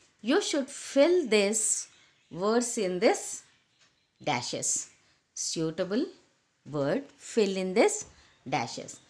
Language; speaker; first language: English; non-native, local second language; Telugu